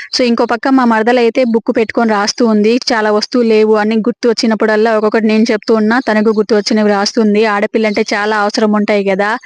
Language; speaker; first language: Telugu; native; Telugu